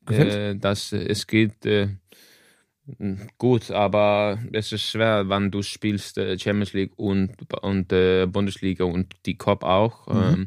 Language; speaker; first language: German; non-native, learner; Danish